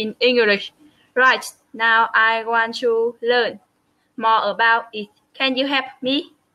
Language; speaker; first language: English; non-native, learner; Vietnamese